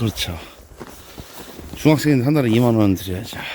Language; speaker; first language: Korean; native; Korean